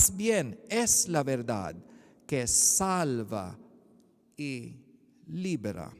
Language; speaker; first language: Spanish; non-native, learner; Filipino